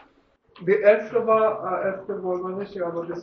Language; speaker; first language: German; non-native, learner; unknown